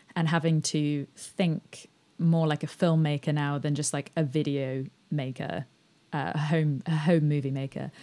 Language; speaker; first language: English; native; English